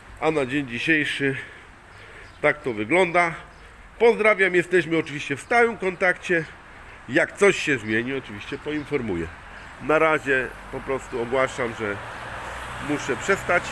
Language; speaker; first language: Polish; native; Polish